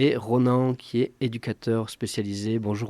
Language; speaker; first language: French; native; French